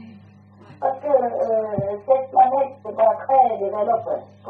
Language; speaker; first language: French; non-native, learner; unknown